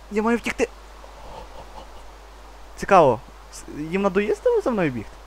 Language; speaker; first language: Ukrainian; native; Ukrainian